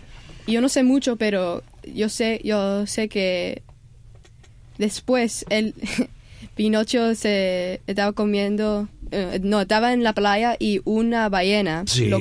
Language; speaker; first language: Spanish; early bilingual, heritage; Spanish